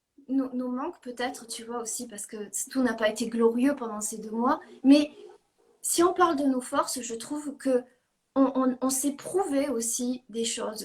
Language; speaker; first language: French; native; French